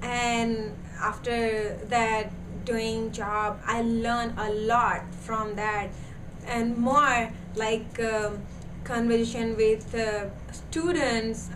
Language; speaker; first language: English; non-native, learner; Gujarati